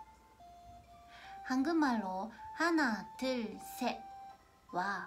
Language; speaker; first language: Korean; non-native, fluent; Japanese